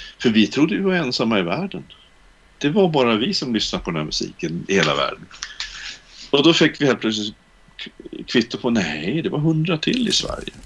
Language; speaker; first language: Swedish; native; Swedish